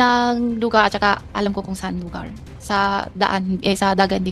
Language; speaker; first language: Filipino; non-native, learner; Chinese